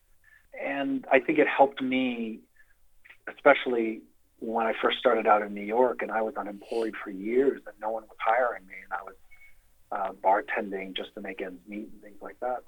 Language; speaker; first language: English; native; English